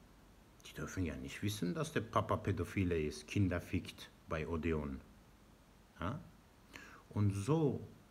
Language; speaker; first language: German; non-native, learner; Persian